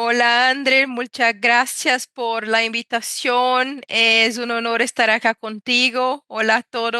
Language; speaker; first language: Spanish; non-native, fluent; Portuguese